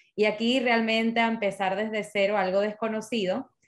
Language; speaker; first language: Spanish; native; Spanish